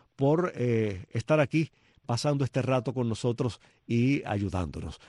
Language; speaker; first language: Spanish; native; Spanish